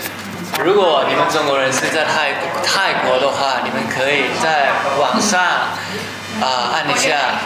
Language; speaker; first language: Chinese; non-native, fluent; Thai